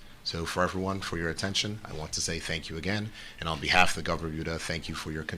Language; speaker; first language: English; native; English